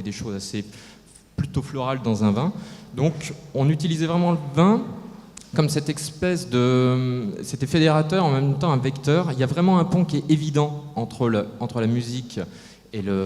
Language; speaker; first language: French; native; French